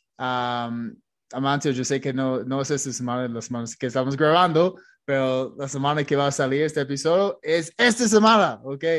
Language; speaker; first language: Spanish; non-native, fluent; English